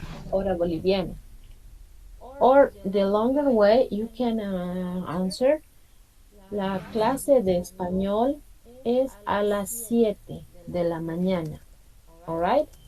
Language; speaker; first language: Spanish; non-native, fluent; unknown